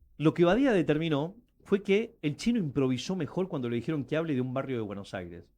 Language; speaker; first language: Spanish; early bilingual, other home language; Chinese